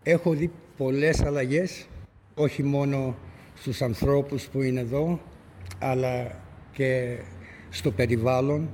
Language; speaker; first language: Greek; early bilingual, other home language; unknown